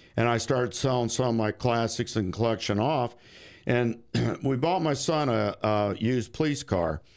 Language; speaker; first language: English; native; English